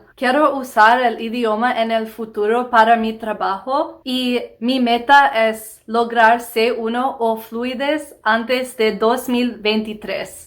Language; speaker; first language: Spanish; non-native, learner; English